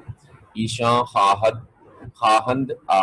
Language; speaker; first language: Persian; non-native, fluent; Urdu